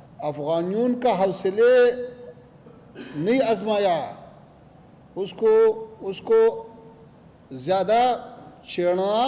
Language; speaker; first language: Hindi; non-native, fluent; Pashto